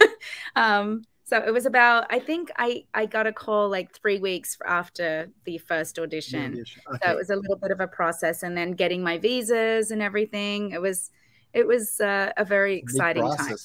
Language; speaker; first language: English; native; English